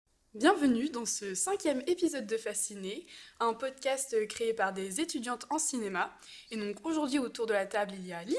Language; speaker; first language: French; native; French